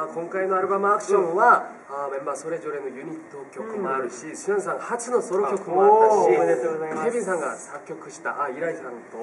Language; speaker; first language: Japanese; non-native, fluent; Korean